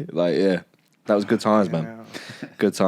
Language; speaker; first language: English; native; English